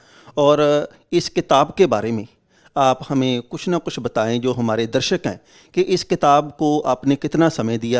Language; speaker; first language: Hindi; non-native, local second language; Punjabi